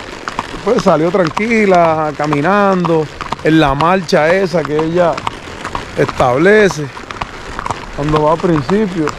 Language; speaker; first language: Spanish; native; Spanish